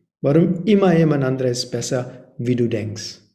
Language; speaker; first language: German; non-native, learner; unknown